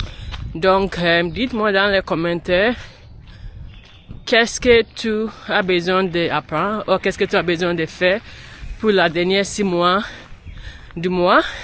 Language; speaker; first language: French; non-native, learner; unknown